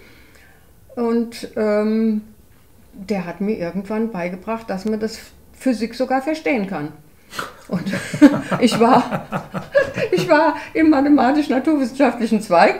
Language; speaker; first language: German; native; German